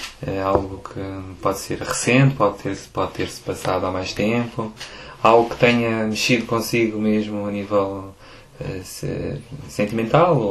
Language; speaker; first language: Portuguese; native; Portuguese